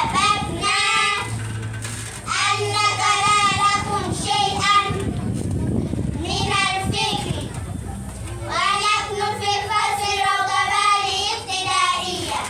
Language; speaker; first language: Arabic; non-native, learner; Swahili